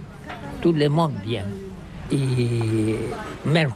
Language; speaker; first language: French; non-native, learner; Catalan